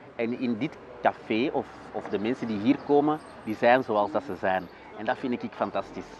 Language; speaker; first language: Dutch; native; Dutch